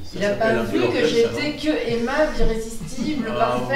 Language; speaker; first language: French; native; French